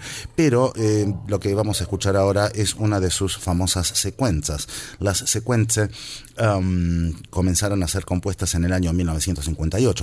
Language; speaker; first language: Spanish; native; Spanish